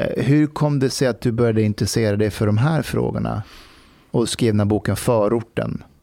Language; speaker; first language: Swedish; early bilingual, other home language; Persian